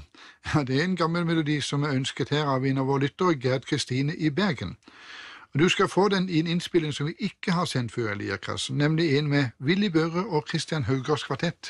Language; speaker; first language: Norwegian; native; Norwegian